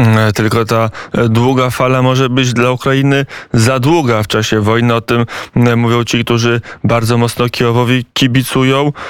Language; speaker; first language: Polish; native; Polish